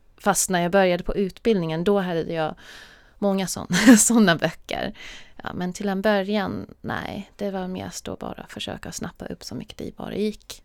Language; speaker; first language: Swedish; non-native, fluent; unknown